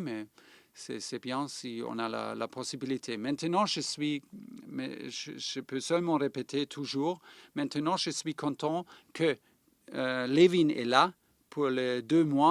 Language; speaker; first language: French; non-native, fluent; German